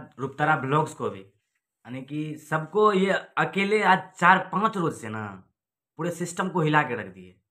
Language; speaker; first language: Hindi; native; Hindi